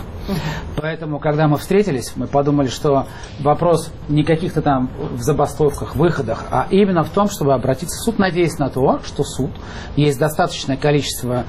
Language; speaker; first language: Russian; native; Russian